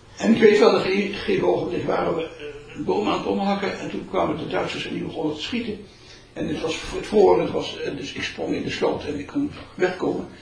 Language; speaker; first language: Dutch; early bilingual, other home language; Malay